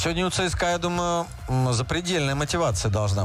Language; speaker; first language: Russian; native; Russian